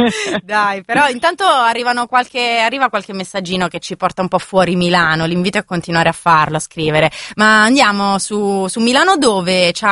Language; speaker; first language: Italian; native; Italian